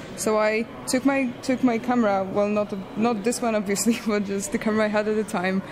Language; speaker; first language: English; non-native, fluent; Polish